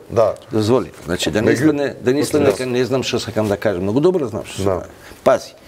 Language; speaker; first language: Macedonian; non-native, local second language; Albanian